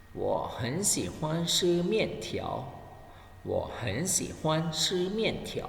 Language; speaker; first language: Chinese; non-native, fluent; Thai